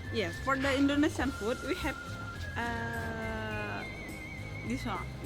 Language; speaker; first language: English; non-native, learner; Indonesian